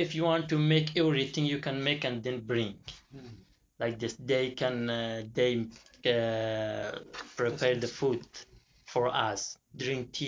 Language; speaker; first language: English; non-native, learner; Persian